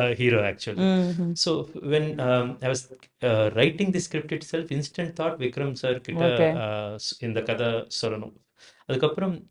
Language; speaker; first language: Tamil; non-native, learner; Telugu